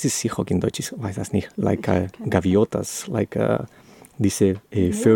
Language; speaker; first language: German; non-native, learner; Spanish